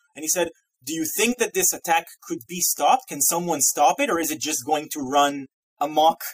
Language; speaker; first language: English; non-native, fluent; Hebrew